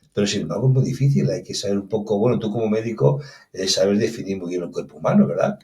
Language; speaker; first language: Spanish; native; Spanish